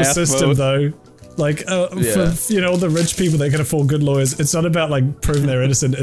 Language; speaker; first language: English; native; English